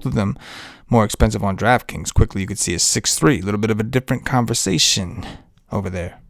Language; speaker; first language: English; native; English